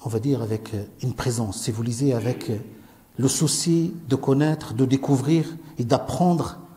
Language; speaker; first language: French; non-native, local second language; Arabic